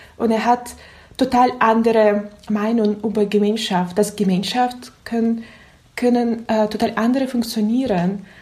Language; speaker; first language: German; non-native, learner; Russian